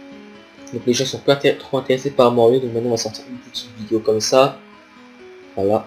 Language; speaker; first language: French; native; French